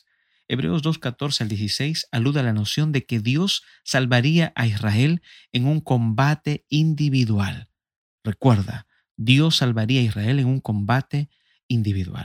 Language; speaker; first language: Spanish; native; Spanish